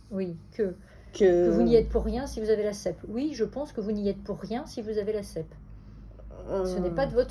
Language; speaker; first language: French; native; French